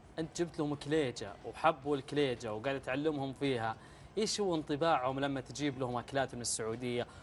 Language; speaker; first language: Arabic; native; Arabic